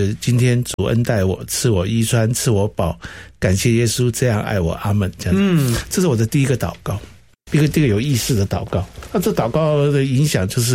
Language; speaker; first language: Chinese; non-native, local second language; Cantonese